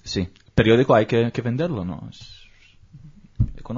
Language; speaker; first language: Spanish; non-native, learner; Hebrew